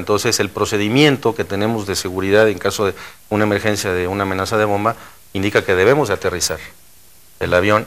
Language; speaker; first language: Spanish; native; Spanish